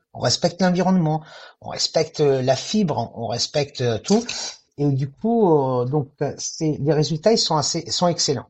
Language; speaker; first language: French; non-native, fluent; Italian